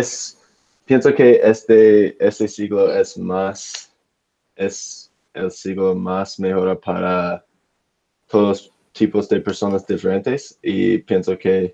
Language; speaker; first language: Spanish; non-native, learner; English